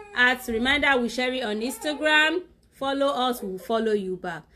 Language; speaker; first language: English; non-native, local second language; Yoruba